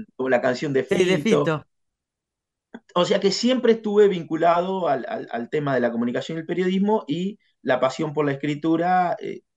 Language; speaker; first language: Spanish; native; Spanish